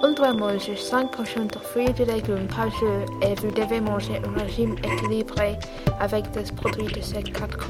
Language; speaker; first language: French; non-native, learner; English